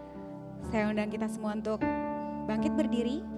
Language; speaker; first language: Indonesian; native; Indonesian